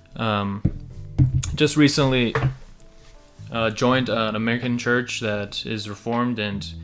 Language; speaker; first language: English; early bilingual, other home language; Russian